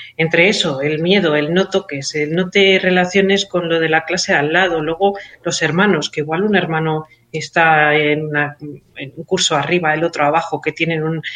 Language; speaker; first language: Spanish; native; Spanish